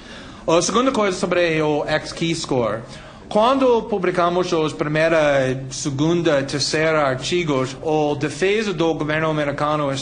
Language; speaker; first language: Portuguese; non-native, fluent; English